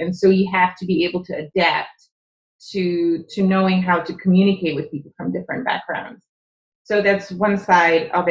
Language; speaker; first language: English; non-native, fluent; Czech